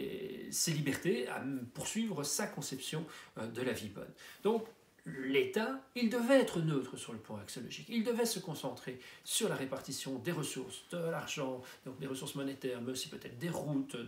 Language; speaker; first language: French; native; French